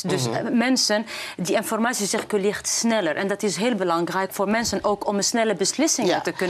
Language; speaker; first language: Dutch; non-native, fluent; Arabic